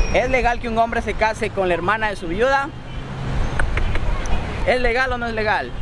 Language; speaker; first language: Spanish; native; Spanish